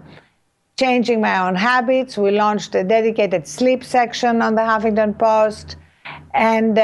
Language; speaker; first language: English; non-native, fluent; Greek